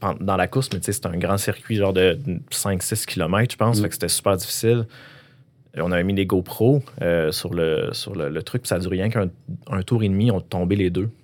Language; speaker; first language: French; native; French